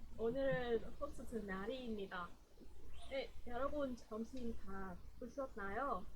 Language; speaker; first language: Korean; non-native, learner; Vietnamese